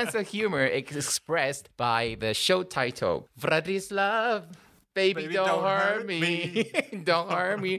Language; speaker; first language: English; non-native, fluent; Chinese